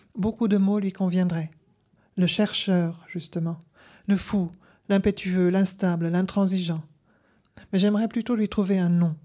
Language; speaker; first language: French; non-native, fluent; German